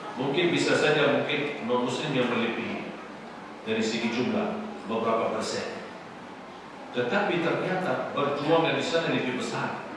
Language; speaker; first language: Indonesian; non-native, fluent; Arabic